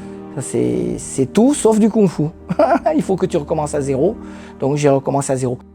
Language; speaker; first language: French; early bilingual, other home language; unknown